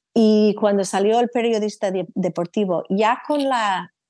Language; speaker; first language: Spanish; non-native, fluent; English